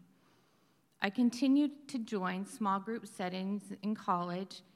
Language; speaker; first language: English; native; English